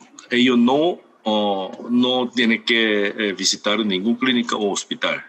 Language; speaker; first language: Spanish; non-native, fluent; Korean